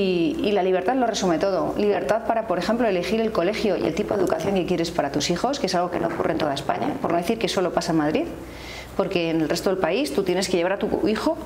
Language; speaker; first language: Spanish; native; Spanish